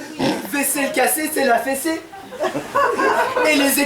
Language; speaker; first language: French; native; French